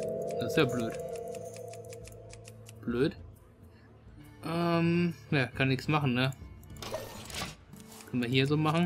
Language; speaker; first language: German; native; German